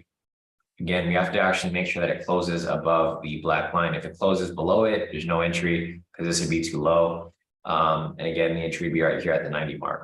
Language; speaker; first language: English; native; English